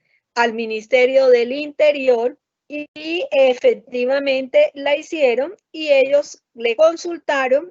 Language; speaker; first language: Spanish; native; Spanish